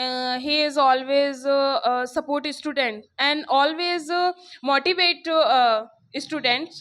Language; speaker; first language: English; non-native, local second language; Hindi